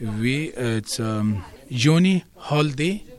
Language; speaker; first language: French; non-native, learner; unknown